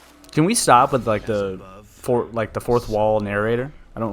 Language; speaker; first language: English; native; English